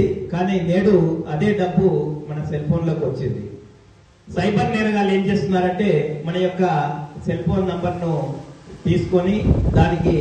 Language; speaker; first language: Telugu; native; Telugu